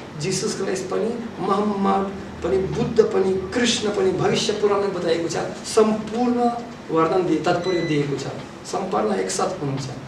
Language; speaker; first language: Nepali; non-native, fluent; Russian